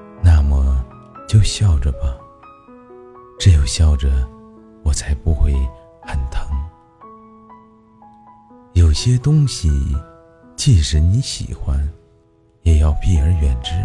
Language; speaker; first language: Chinese; native; Chinese